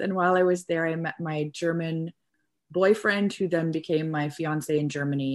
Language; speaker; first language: English; native; English